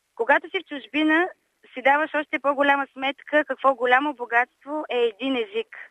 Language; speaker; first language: Bulgarian; native; Bulgarian